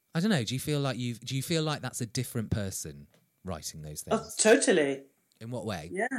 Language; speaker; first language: English; non-native, fluent; Swedish